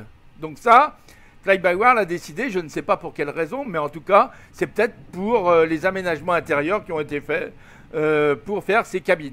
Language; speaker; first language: French; native; French